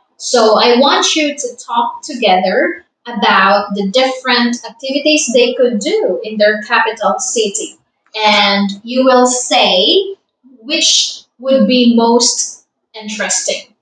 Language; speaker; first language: English; non-native, fluent; Vietnamese